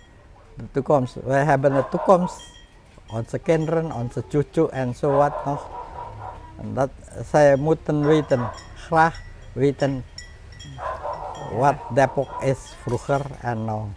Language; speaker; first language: Dutch; non-native, fluent; Indonesian